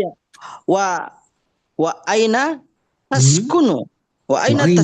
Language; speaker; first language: Arabic; non-native, learner; Indonesian